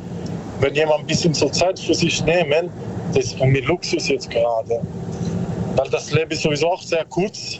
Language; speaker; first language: German; non-native, learner; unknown